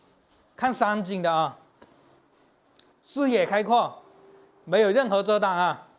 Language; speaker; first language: Chinese; native; Chinese